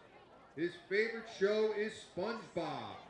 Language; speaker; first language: English; native; English